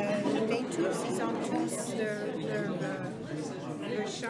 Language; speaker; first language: French; non-native, fluent; English